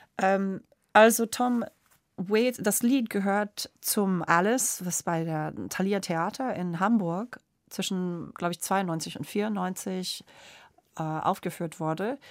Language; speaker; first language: German; non-native, fluent; English